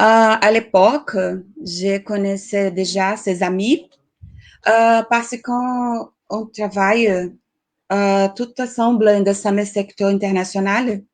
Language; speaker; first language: French; non-native, learner; Portuguese